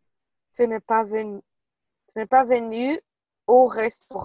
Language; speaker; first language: French; non-native, learner; Portuguese